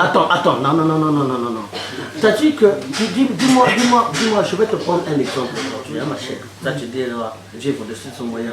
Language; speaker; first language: French; non-native, local second language; Lingala